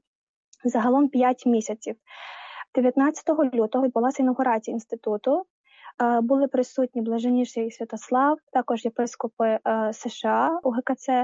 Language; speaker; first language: Ukrainian; native; Ukrainian